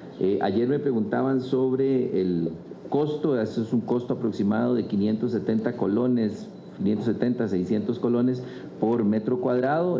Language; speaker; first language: Spanish; native; Spanish